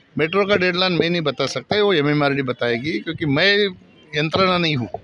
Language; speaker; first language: Hindi; non-native, local second language; Marathi